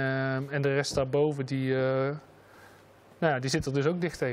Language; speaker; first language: Dutch; native; Dutch